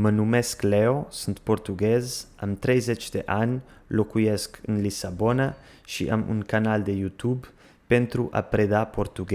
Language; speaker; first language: Romanian; non-native, learner; Portuguese